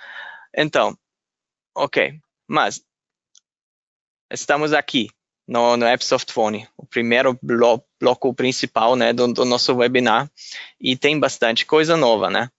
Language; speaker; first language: Portuguese; non-native, fluent; German